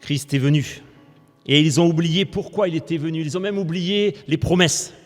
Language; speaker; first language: French; native; French